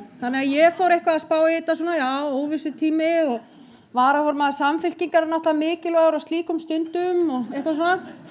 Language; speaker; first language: Icelandic; native; Icelandic